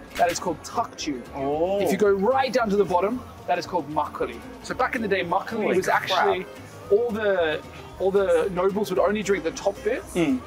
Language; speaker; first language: English; native; English